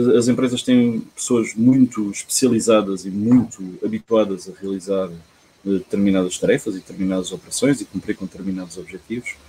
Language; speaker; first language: Portuguese; early bilingual, heritage; Portuguese